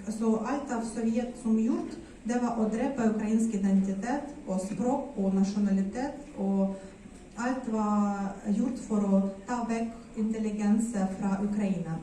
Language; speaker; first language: Swedish; non-native, fluent; Ukrainian